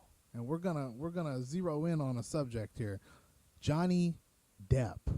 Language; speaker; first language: English; native; English